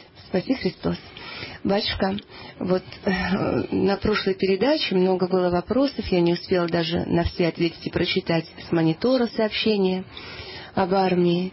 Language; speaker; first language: Russian; native; Russian